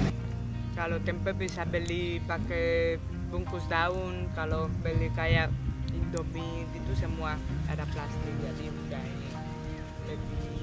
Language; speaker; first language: Indonesian; non-native, fluent; Basque